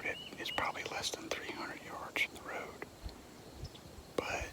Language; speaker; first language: English; native; English